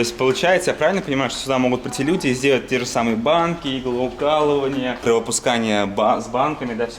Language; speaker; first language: Russian; native; Russian